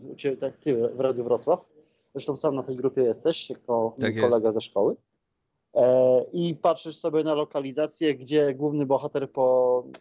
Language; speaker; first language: Polish; native; Polish